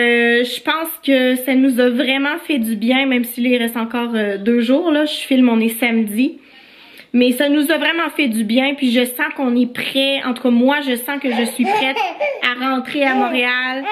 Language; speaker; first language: French; native; French